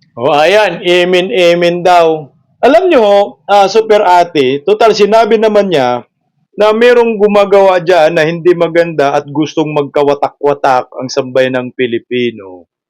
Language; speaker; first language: Filipino; non-native, local second language; Cebuano